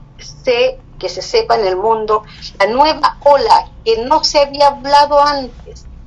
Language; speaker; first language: Spanish; native; Spanish